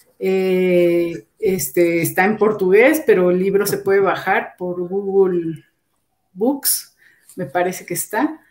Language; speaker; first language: Spanish; native; Spanish